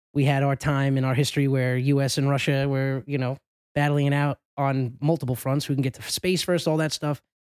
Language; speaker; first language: English; native; English